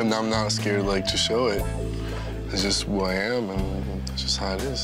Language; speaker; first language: English; non-native, fluent; French